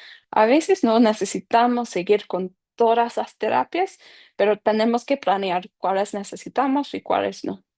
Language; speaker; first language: Spanish; non-native, fluent; English